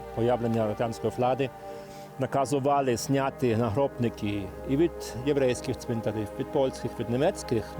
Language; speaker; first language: Ukrainian; non-native, fluent; German